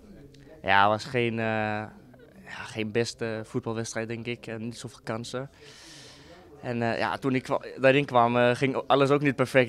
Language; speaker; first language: Dutch; non-native, fluent; Danish